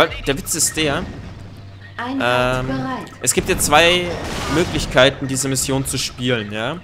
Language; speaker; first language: German; native; German